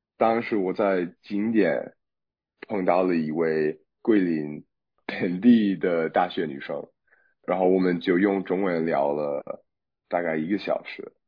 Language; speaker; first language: Chinese; non-native, fluent; English